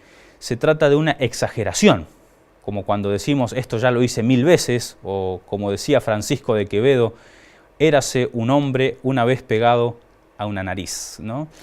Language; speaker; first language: Spanish; native; Spanish